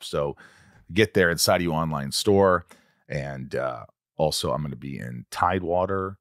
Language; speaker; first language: English; native; English